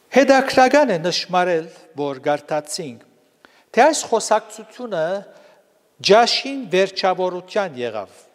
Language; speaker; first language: Armenian; native; Armenian